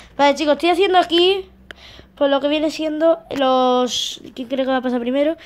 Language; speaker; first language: Spanish; native; Spanish